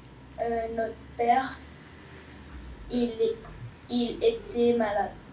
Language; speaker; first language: French; non-native, learner; Thai